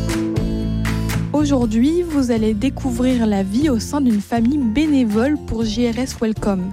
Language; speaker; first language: French; native; French